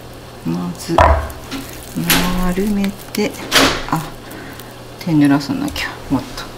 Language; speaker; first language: Japanese; native; Japanese